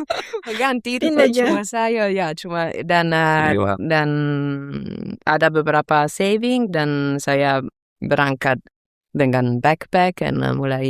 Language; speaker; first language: Indonesian; non-native, fluent; Italian